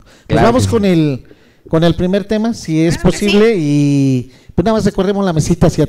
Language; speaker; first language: Spanish; native; Spanish